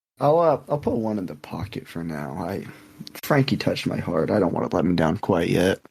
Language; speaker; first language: English; native; English